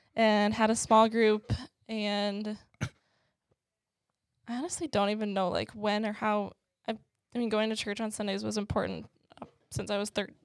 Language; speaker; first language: English; native; English